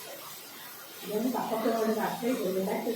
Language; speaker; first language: Malayalam; native; Malayalam